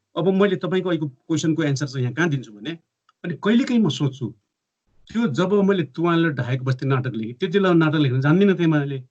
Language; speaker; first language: Nepali; native; Nepali